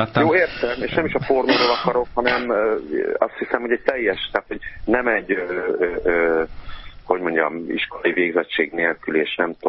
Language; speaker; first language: Hungarian; native; Hungarian